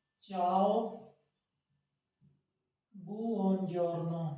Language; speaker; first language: Italian; non-native, fluent; Urdu